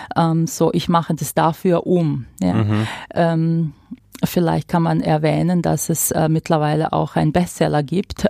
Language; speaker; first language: German; non-native, fluent; Croatian